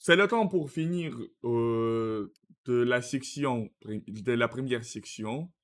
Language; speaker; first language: French; non-native, learner; Russian